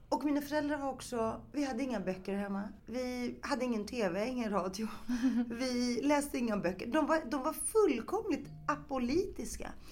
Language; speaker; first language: Swedish; early bilingual, other home language; Greek